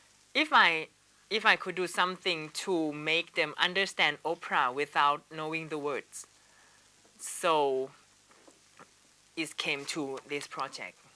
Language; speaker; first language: English; non-native, learner; Thai